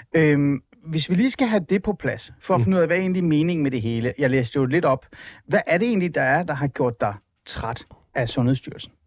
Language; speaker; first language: Danish; non-native, fluent; Persian